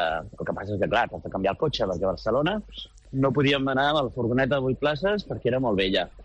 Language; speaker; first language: Catalan; native; Catalan